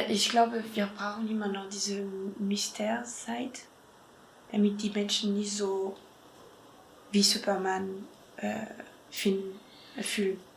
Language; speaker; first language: German; non-native, fluent; French